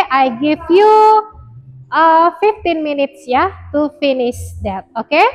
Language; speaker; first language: English; non-native, learner; Indonesian